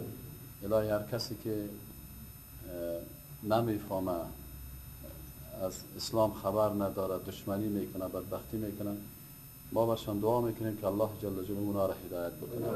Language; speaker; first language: Persian; native; Persian